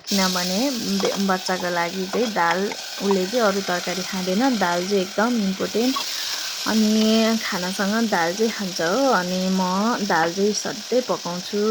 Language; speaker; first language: Nepali; non-native, local second language; Sherpa